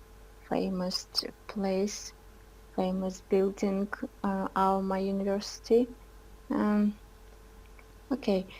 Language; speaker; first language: English; non-native, learner; Russian